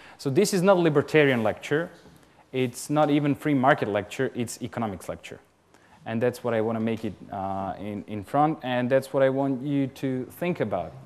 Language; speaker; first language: English; non-native, fluent; Serbian